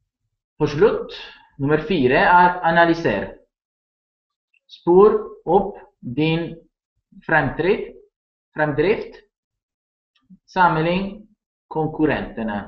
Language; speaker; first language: Norwegian; non-native, learner; Italian